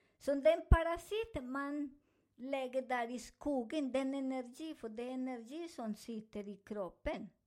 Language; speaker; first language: Swedish; non-native, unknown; Spanish